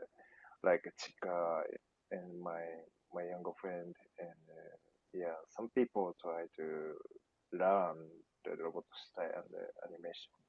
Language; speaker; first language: English; non-native, learner; Japanese